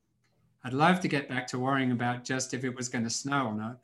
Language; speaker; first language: English; native; English